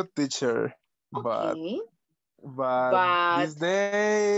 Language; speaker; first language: English; non-native, learner; Spanish